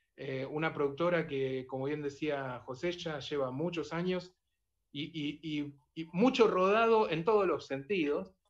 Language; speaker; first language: Spanish; native; Spanish